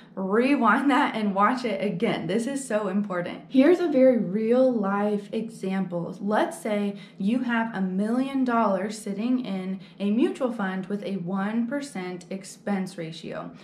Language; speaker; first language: English; native; English